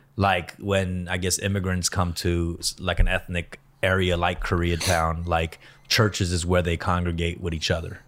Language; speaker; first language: English; early bilingual, other home language; Korean